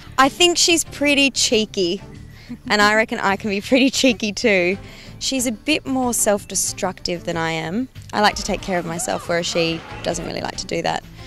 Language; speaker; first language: English; early bilingual, other home language; Portuguese